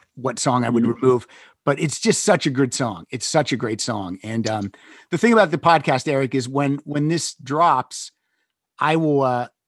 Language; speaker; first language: English; native; English